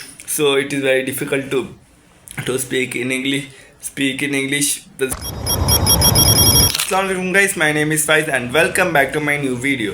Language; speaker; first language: English; non-native, learner; Urdu